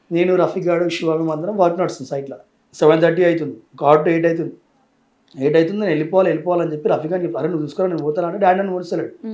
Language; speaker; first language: Telugu; native; Telugu